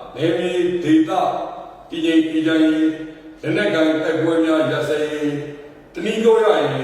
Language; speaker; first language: Burmese; non-native, local second language; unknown